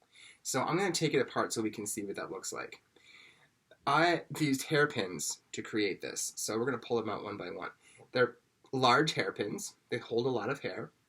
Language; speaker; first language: English; native; English